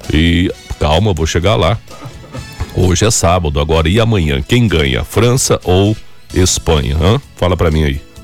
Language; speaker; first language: Portuguese; native; Portuguese